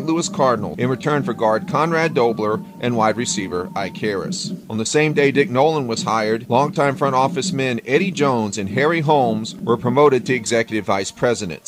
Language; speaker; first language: English; native; English